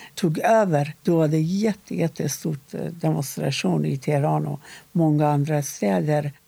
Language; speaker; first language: Swedish; non-native, fluent; Persian